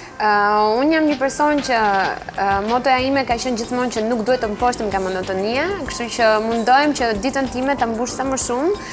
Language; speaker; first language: Albanian; native; Albanian